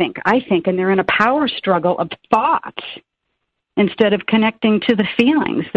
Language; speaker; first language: English; native; English